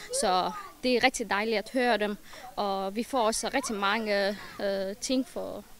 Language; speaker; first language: Danish; non-native, fluent; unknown